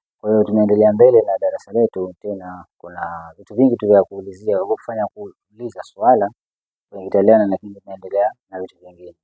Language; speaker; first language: Swahili; native; Swahili